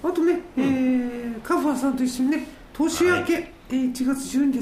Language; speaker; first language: Japanese; native; Japanese